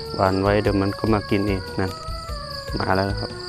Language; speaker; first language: Thai; non-native, local second language; Northern Khmer